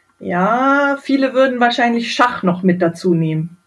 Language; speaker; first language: German; native; German